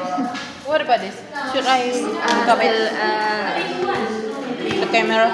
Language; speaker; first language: English; non-native, learner; Indonesian